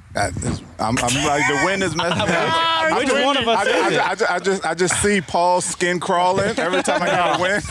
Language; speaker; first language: English; native; English